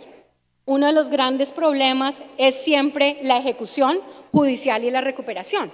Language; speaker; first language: Spanish; native; Spanish